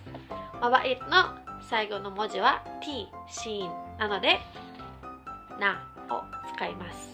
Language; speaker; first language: Japanese; non-native, local second language; Filipino